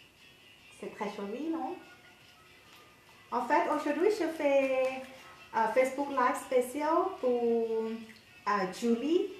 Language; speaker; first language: French; non-native, learner; Thai